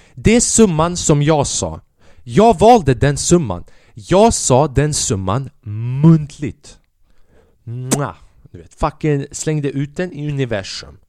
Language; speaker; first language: Swedish; early bilingual, other home language; Albanian